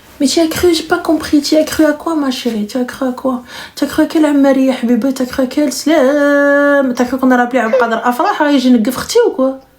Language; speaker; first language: French; early bilingual, other home language; Arabic